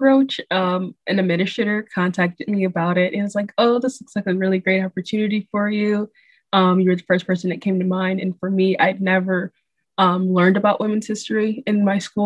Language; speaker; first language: English; native; English